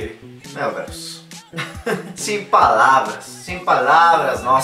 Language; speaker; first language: Portuguese; non-native, learner; Spanish